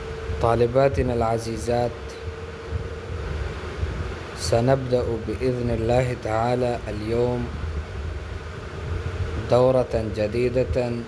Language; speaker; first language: Arabic; non-native, fluent; Urdu